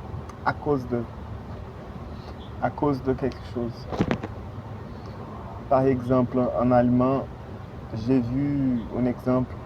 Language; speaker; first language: French; non-native, fluent; Portuguese